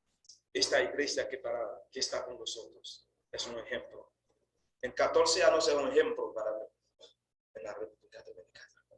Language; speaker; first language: Spanish; non-native, fluent; Haitian Creole